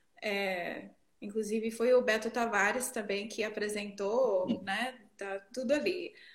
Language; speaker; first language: Portuguese; non-native, fluent; English